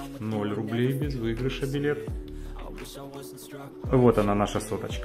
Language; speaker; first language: Russian; native; Russian